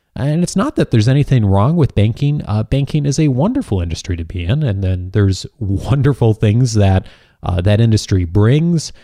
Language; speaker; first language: English; native; English